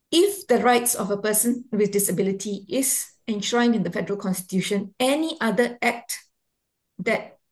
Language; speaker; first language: English; non-native, local second language; Malay